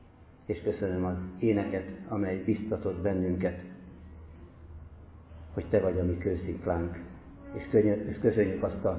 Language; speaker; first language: Hungarian; native; Hungarian